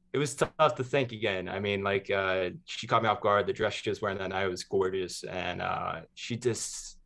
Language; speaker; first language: English; native; English